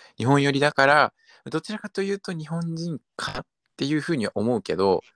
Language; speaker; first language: Japanese; early bilingual, other home language; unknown